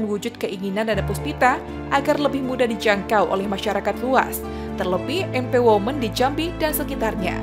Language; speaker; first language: Indonesian; native; Indonesian